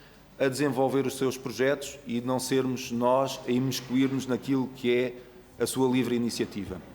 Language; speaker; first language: Portuguese; native; Portuguese